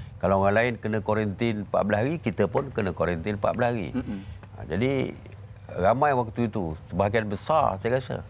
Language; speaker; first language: Malay; native; Malay